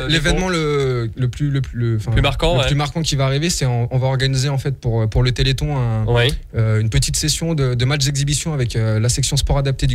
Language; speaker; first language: French; native; French